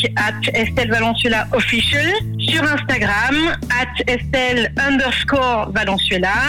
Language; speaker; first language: French; native; French